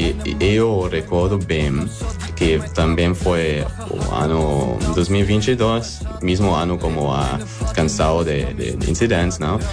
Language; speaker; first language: Portuguese; non-native, learner; German